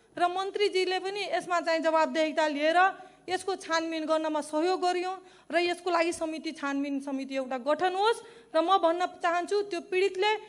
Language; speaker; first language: Nepali; non-native, local second language; Maithili